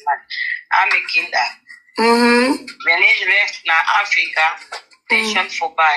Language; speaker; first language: German; non-native, learner; Nigerian Pidgin